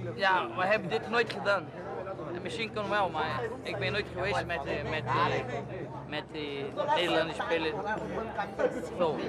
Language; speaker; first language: Dutch; non-native, learner; Portuguese